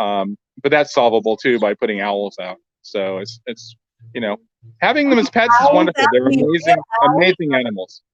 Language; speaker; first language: English; native; English